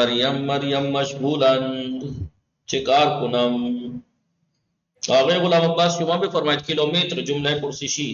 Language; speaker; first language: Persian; non-native, fluent; Urdu